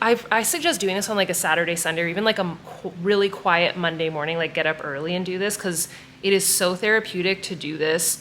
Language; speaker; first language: English; native; English